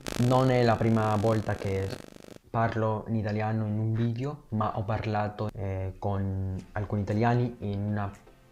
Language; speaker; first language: Italian; non-native, learner; Spanish